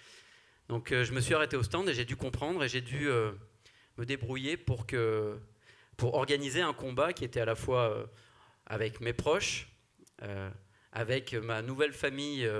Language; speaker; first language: French; native; French